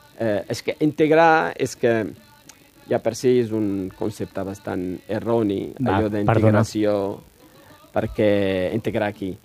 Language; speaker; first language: Catalan; non-native, fluent; Riffian